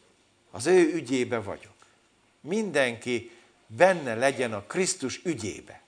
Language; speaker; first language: Hungarian; native; Hungarian